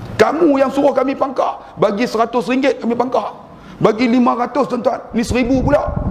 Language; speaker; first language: Malay; native; Malay